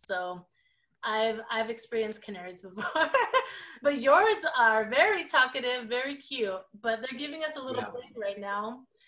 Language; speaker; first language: English; early bilingual, other home language; Portuguese